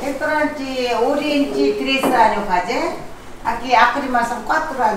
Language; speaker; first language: Portuguese; non-native, local second language; Korean